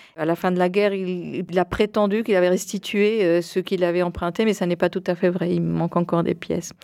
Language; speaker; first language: French; early bilingual, heritage; Spanish